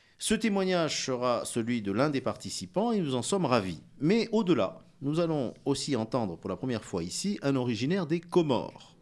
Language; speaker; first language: French; native; French